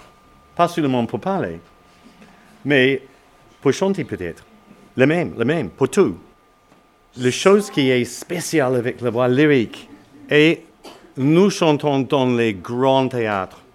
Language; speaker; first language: French; non-native, learner; English